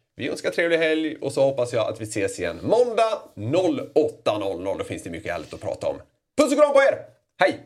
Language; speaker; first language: Swedish; native; Swedish